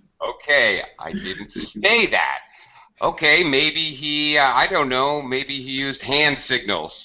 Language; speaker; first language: English; native; English